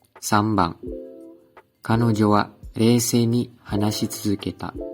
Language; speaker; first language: Japanese; non-native, learner; Indonesian